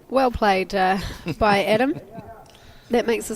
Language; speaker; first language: English; native; English